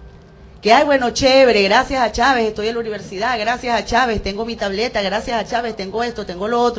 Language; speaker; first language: Spanish; native; Spanish